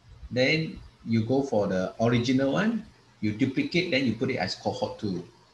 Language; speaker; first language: English; non-native, local second language; Malay